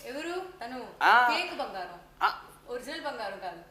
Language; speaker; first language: Telugu; non-native, learner; Tamil